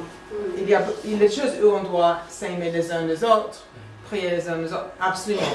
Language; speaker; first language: French; non-native, fluent; English